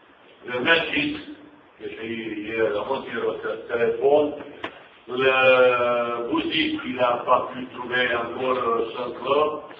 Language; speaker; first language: French; non-native, fluent; Bosnian